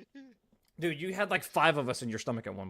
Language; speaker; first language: English; native; English